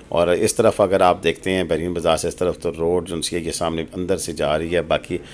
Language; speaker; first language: Urdu; non-native, local second language; Pahari-Potwari